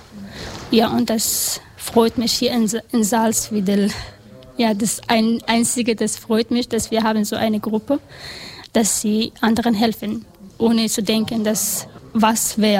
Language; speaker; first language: German; non-native, learner; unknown